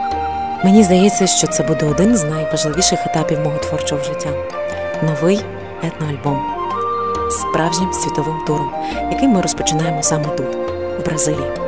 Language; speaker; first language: Ukrainian; native; Ukrainian